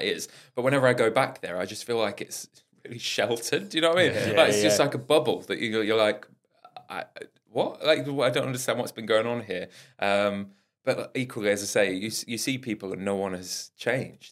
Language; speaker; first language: English; native; English